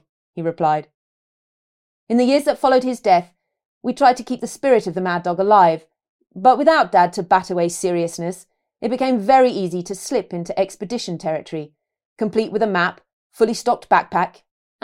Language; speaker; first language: English; native; English